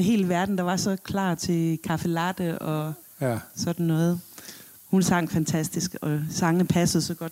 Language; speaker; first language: Danish; native; Danish